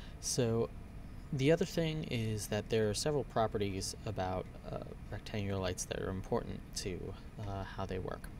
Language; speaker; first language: English; native; English